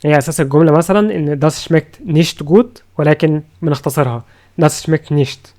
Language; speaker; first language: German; non-native, fluent; Arabic